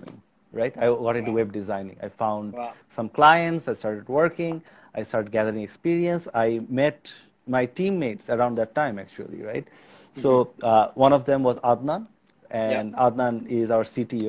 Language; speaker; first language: English; non-native, local second language; Bangla